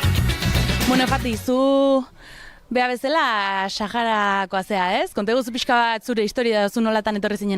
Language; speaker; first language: Basque; native; Basque